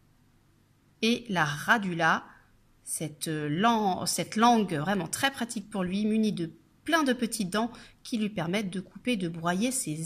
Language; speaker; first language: French; native; French